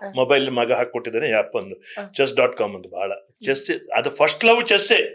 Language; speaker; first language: Kannada; native; Kannada